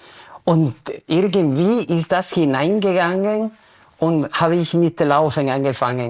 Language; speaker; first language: German; non-native, fluent; Spanish